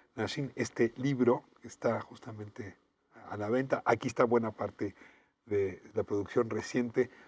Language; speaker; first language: Spanish; native; Spanish